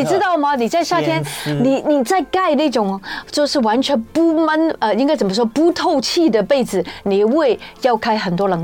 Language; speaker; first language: Chinese; native; Chinese